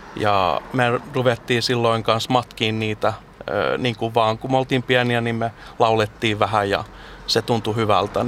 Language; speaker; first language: Finnish; early bilingual, heritage; Finnish